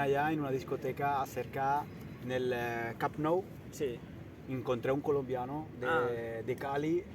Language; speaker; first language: Spanish; non-native, fluent; Italian